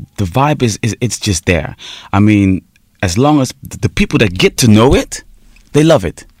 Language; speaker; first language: English; early bilingual, heritage; Portuguese